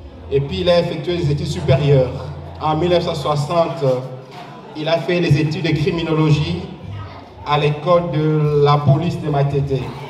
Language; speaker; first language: French; non-native, local second language; Lingala